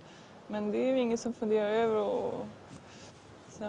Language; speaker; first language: Swedish; native; Swedish